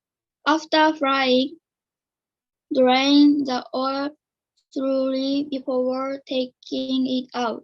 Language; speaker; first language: English; non-native, learner; Japanese